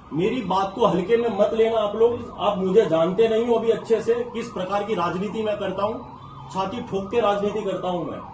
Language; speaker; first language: Hindi; non-native, local second language; Gujarati